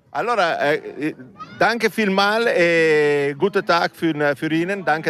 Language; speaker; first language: German; non-native, learner; Italian